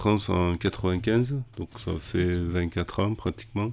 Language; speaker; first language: French; non-native, fluent; Kurdish